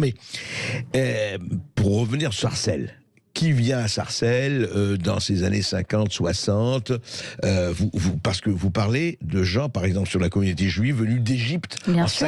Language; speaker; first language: French; native; French